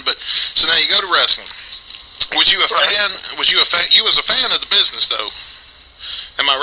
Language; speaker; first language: English; native; English